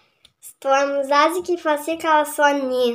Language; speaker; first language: Russian; native; Russian